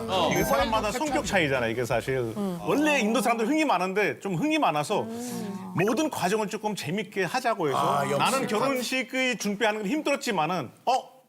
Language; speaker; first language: Korean; non-native, fluent; Hindi